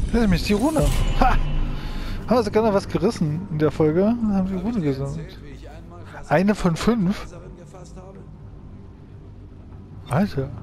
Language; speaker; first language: German; native; German